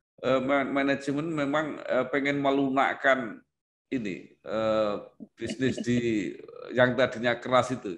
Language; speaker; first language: Indonesian; native; Indonesian